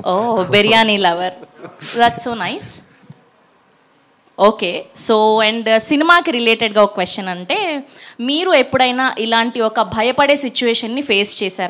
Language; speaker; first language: Telugu; native; Telugu